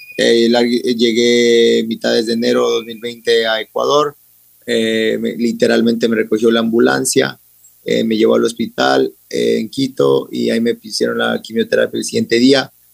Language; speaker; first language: Spanish; native; Spanish